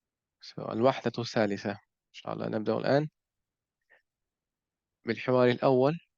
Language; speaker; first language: Arabic; non-native, fluent; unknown